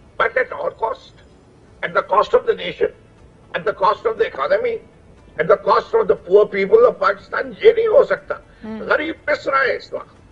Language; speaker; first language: Urdu; native; Urdu